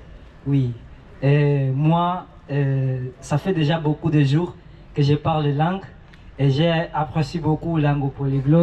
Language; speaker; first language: French; non-native, learner; Portuguese